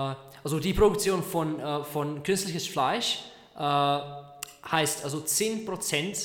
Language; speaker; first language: German; non-native, learner; Czech